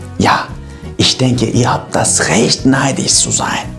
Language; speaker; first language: German; non-native, learner; Turkish